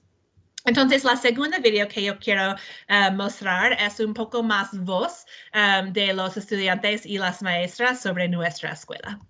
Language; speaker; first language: Spanish; non-native, learner; English